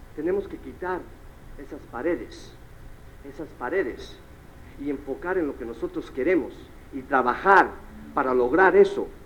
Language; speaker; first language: Spanish; early bilingual, heritage; Spanish